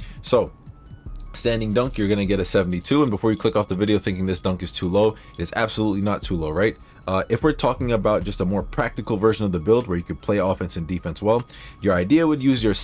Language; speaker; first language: English; native; English